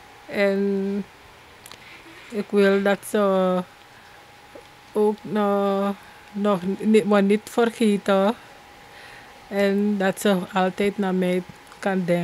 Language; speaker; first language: Dutch; non-native, local second language; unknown